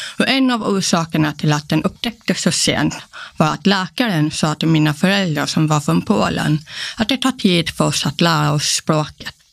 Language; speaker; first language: Swedish; early bilingual, other home language; Polish